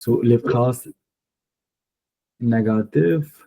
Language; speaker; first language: French; non-native, fluent; Punjabi